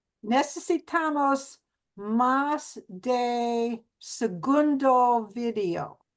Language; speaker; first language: Spanish; non-native, learner; English